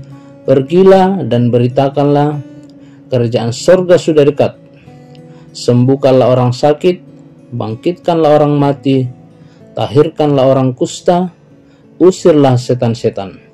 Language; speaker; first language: Indonesian; native; Indonesian